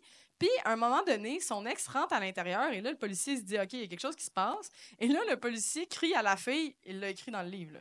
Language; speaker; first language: French; native; French